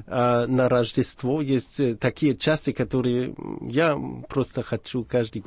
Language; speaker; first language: Russian; non-native, fluent; German